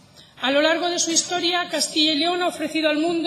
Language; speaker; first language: Spanish; native; Spanish